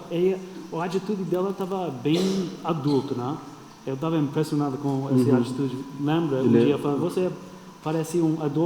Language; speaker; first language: Portuguese; non-native, fluent; English